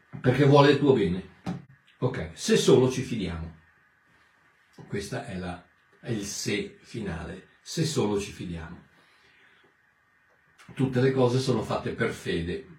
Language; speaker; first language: Italian; native; Italian